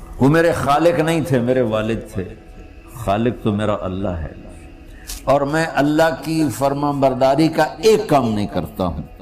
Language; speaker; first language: Urdu; non-native, local second language; Punjabi